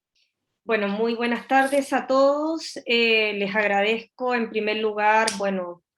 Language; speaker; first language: Spanish; native; Spanish